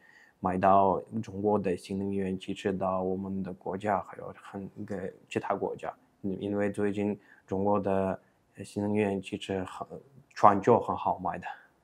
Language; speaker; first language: Chinese; non-native, fluent; Uzbek